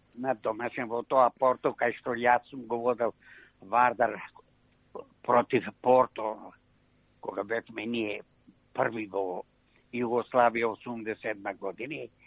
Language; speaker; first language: Macedonian; native; Macedonian